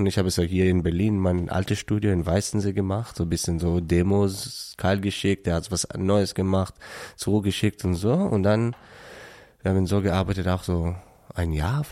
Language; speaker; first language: German; non-native, learner; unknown